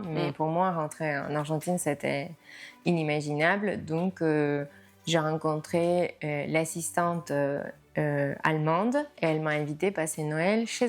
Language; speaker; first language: French; non-native, fluent; Spanish